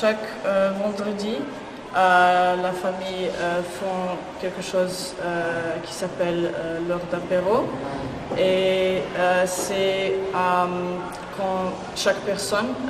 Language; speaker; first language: French; non-native, learner; Croatian